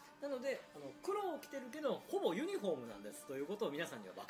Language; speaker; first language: Japanese; native; Japanese